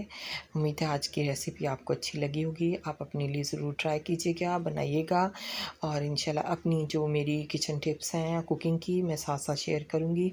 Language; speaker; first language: Hindi; non-native, local second language; Punjabi